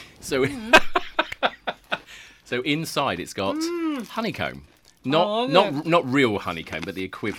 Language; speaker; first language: English; native; English